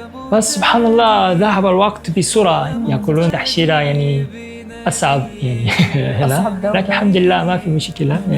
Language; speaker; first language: Arabic; non-native, fluent; Korean